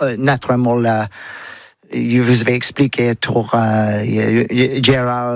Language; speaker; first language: French; non-native, learner; English